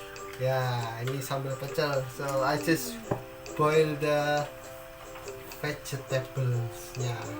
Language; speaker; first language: English; non-native, learner; Indonesian